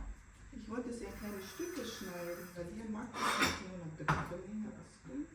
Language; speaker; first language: German; native; German